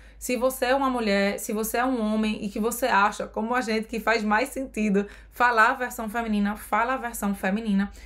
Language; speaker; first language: Portuguese; native; Portuguese